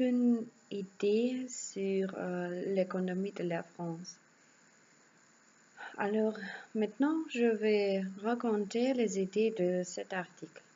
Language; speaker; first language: French; non-native, learner; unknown